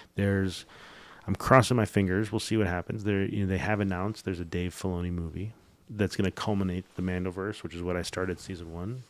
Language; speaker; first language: English; native; English